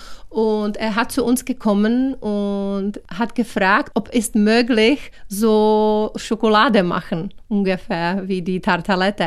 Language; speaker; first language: German; non-native, learner; Czech